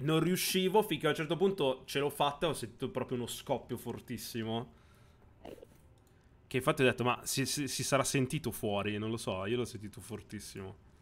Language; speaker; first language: Italian; native; Italian